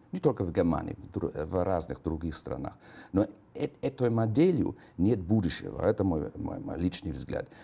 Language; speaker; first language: Russian; non-native, fluent; German